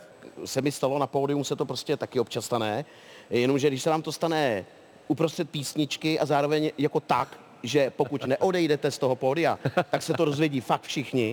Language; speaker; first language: Czech; native; Czech